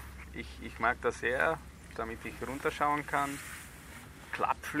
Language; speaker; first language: German; non-native, fluent; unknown